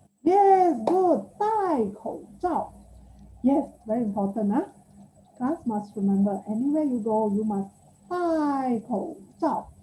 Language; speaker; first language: English; non-native, local second language; Chinese